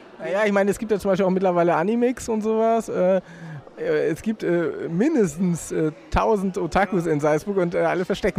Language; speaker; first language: German; native; German